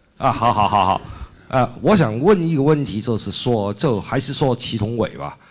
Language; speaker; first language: Chinese; non-native, local second language; Cantonese